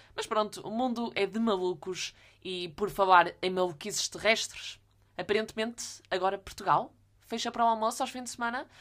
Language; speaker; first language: Portuguese; native; Portuguese